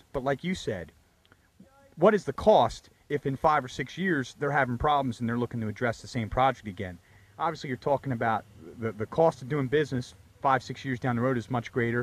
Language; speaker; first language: English; native; English